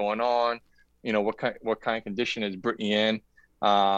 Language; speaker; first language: English; native; English